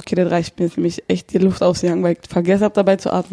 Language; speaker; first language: German; native; German